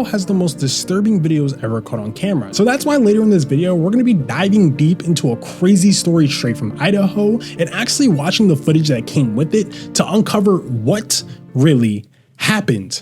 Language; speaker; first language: English; native; English